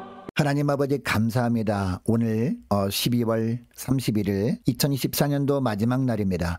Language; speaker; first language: Korean; native; Korean